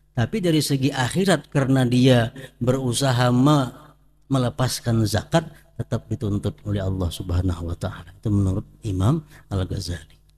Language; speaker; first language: Indonesian; non-native, local second language; Banjar